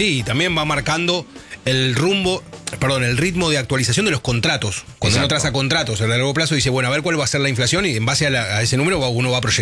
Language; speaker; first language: Spanish; native; Spanish